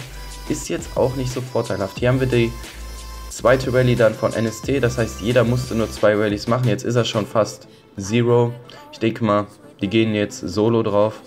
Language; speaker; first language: German; native; German